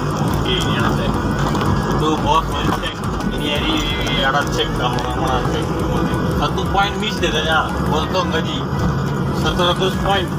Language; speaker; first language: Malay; non-native, learner; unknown